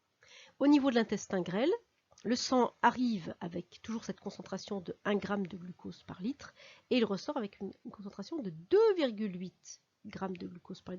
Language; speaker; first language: French; native; French